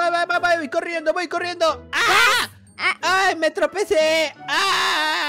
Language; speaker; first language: Spanish; native; Spanish